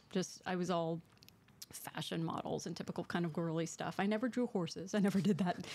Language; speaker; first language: English; native; English